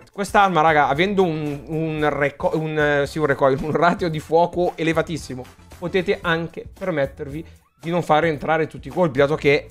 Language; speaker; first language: Italian; native; Italian